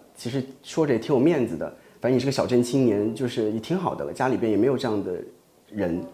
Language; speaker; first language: Chinese; native; Chinese